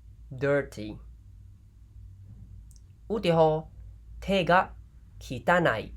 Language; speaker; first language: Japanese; non-native, fluent; Khmer